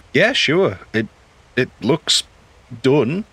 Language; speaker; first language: English; native; English